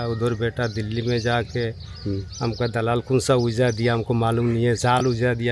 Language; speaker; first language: Hindi; non-native, fluent; Pashto